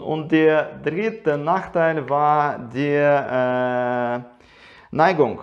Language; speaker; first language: German; non-native, learner; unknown